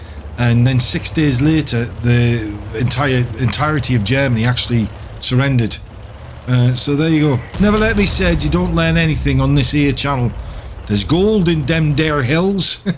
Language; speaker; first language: English; native; English